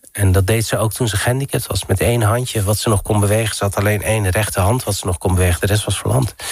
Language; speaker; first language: Dutch; early bilingual, other home language; Riffian